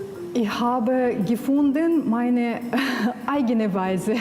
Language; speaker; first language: German; non-native, learner; Kazakh